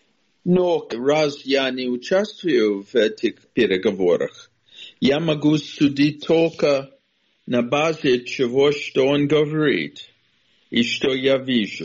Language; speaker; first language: Russian; non-native, fluent; English